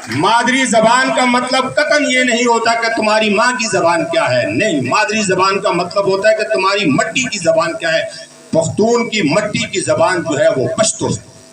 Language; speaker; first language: Urdu; non-native, local second language; Pashto